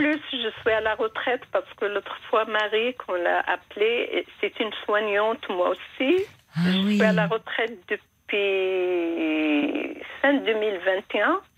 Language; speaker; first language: French; non-native, fluent; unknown